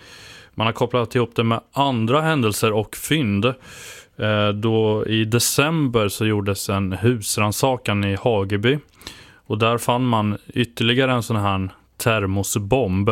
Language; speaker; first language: Swedish; native; Swedish